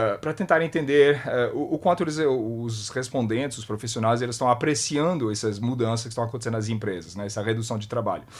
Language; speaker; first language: Portuguese; non-native, fluent; French